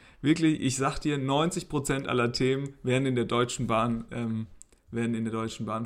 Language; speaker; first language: German; native; German